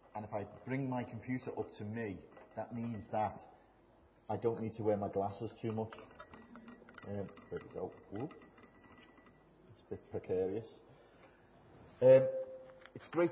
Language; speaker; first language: English; native; English